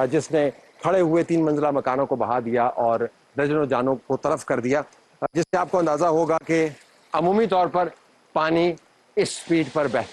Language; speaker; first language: Urdu; native; Urdu